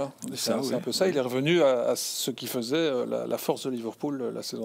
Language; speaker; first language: French; native; French